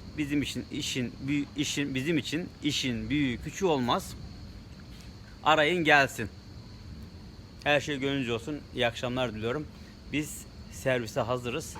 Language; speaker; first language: Turkish; native; Turkish